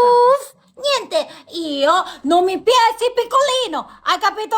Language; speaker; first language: Italian; non-native, learner; Thai